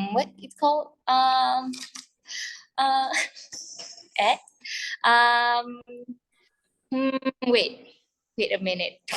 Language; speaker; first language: English; non-native, learner; Malay